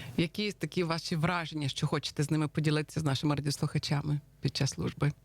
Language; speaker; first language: Ukrainian; native; Ukrainian